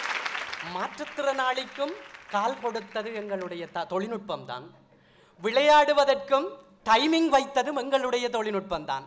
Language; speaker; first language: Tamil; native; Tamil